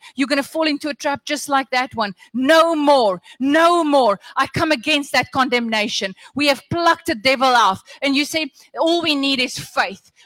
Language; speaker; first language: English; non-native, local second language; Afrikaans